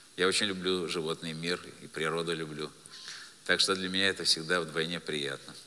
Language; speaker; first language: Russian; native; Russian